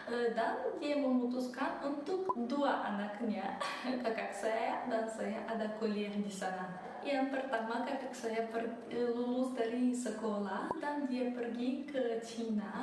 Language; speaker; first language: Indonesian; early bilingual, other home language; Russian